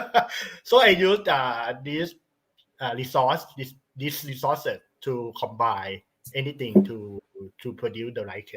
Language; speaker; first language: English; non-native, learner; Thai